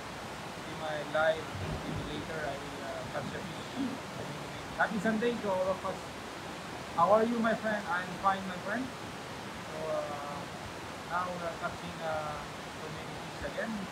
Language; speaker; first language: English; non-native, local second language; Filipino